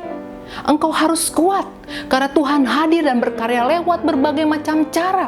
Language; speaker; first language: Indonesian; native; Indonesian